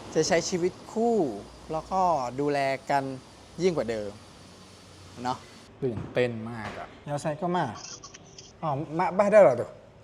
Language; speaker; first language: Thai; non-native, local second language; Malay